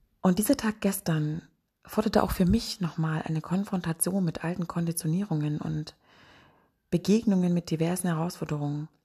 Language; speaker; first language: German; native; German